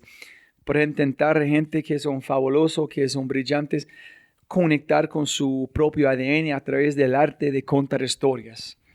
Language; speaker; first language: Spanish; non-native, fluent; English